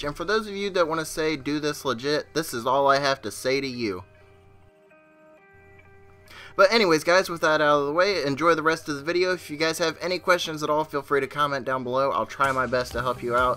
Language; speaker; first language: English; native; English